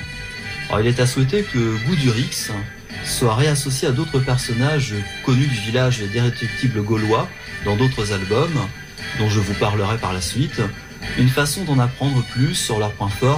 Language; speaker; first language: French; native; French